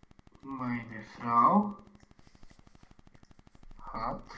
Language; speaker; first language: German; non-native, learner; Romanian